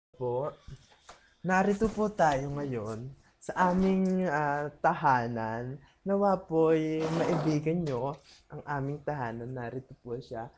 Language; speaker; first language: Filipino; non-native, local second language; Bikol